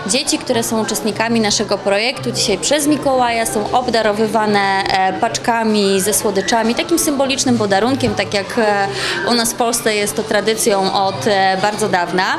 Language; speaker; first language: Polish; native; Polish